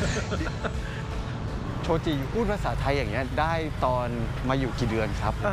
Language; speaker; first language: Thai; native; Thai